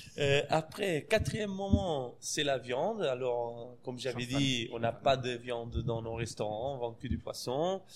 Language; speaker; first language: French; non-native, fluent; Portuguese